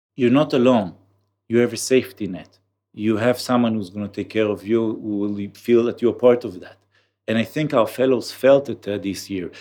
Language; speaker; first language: English; non-native, fluent; Hebrew